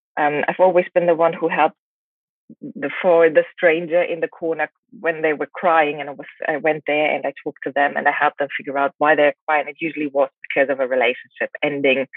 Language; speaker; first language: English; non-native, fluent; German